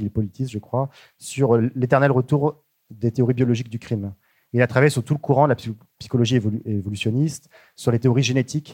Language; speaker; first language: French; native; French